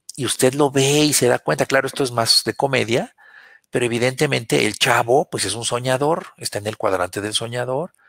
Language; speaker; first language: Spanish; native; Spanish